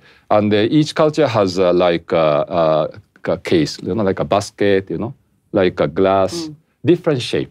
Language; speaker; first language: English; non-native, fluent; Japanese